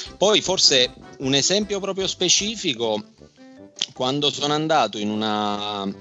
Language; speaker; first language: Italian; native; Italian